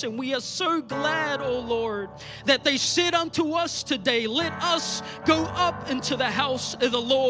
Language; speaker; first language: English; native; English